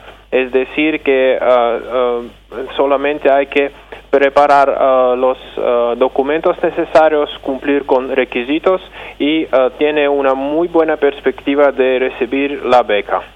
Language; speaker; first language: Spanish; non-native, fluent; Russian